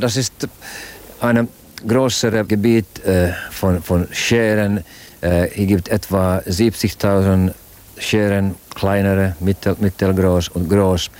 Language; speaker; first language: German; non-native, learner; Finnish